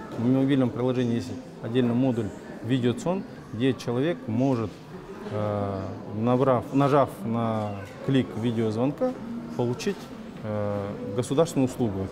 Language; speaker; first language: Russian; non-native, local second language; Kazakh